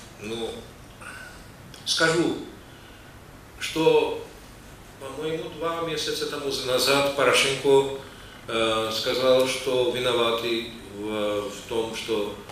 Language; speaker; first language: Russian; non-native, fluent; Czech